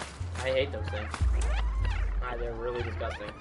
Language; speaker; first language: English; native; English